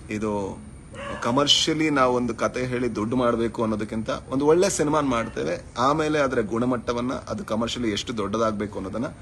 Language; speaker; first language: Kannada; non-native, local second language; Tulu